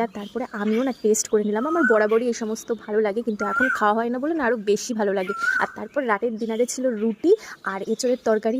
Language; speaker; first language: Bangla; native; Bangla